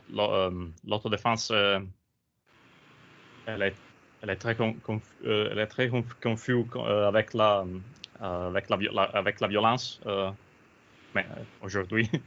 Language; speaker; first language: French; non-native, learner; Italian